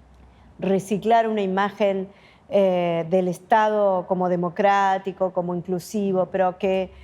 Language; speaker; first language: Spanish; native; Spanish